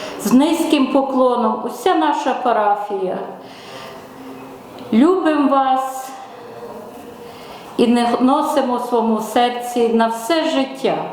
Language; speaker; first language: Ukrainian; native; Ukrainian